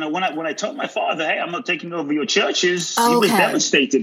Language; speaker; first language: English; native; English